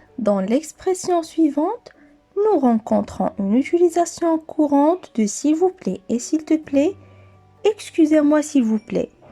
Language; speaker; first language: French; non-native, local second language; Arabic